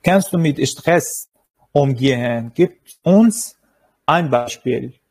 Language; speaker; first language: German; non-native, learner; Persian